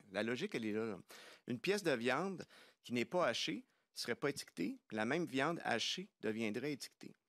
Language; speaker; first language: French; native; French